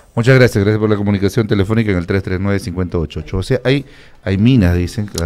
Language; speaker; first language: Spanish; native; Spanish